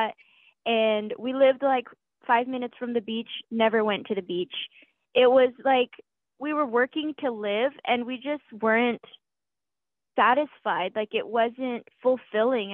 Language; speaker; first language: English; native; English